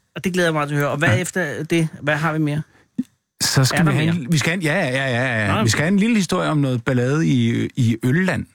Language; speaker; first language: Danish; non-native, fluent; English